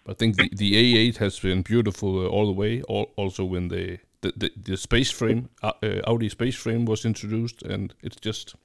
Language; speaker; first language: English; non-native, fluent; Danish